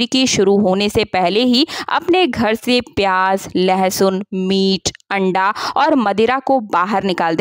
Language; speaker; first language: Hindi; native; Hindi